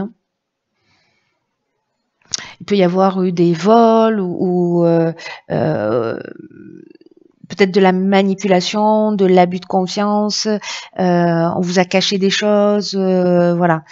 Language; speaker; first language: French; native; French